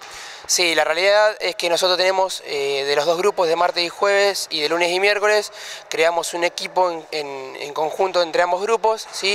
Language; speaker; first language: Spanish; native; Spanish